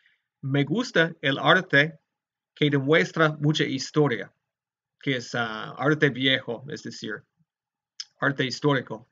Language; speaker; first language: Spanish; non-native, fluent; English